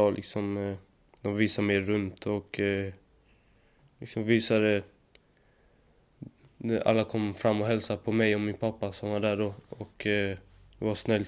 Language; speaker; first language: Swedish; native; Swedish